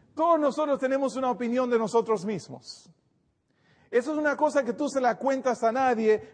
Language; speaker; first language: Spanish; native; Spanish